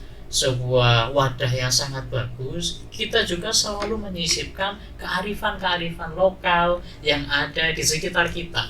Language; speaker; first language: Indonesian; native; Indonesian